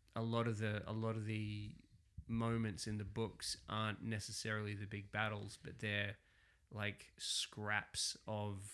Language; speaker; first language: English; native; English